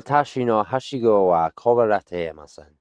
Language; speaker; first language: Japanese; non-native, learner; English